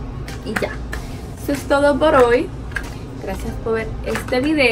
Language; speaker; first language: Spanish; early bilingual, heritage; Spanish